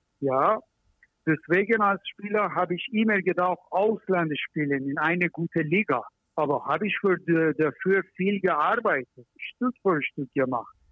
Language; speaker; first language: German; non-native, learner; Persian